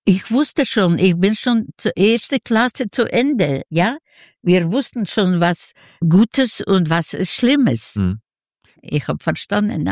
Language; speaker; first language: German; non-native, learner; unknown